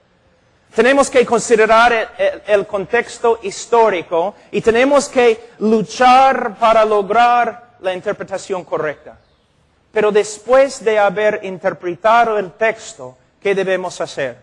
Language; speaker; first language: Spanish; non-native, fluent; English